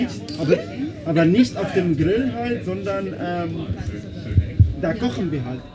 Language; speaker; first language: German; non-native, fluent; Arabic